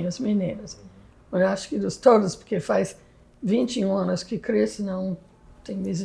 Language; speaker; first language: Portuguese; non-native, fluent; English